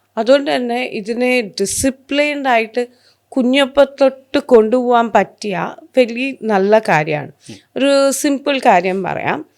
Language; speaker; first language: Malayalam; non-native, local second language; Hindi